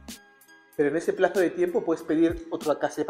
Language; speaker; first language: Spanish; native; Spanish